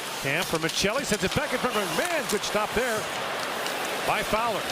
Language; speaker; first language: English; native; English